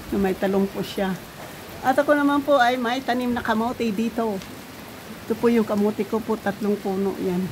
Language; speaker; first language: Filipino; non-native, local second language; Cebuano